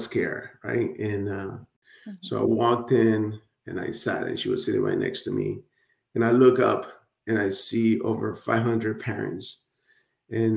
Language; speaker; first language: English; early bilingual, other home language; Spanish